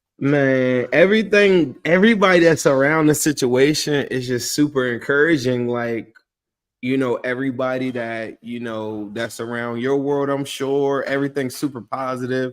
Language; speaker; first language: English; native; English